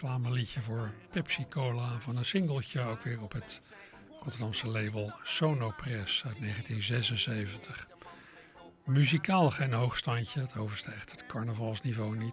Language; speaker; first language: Dutch; native; Dutch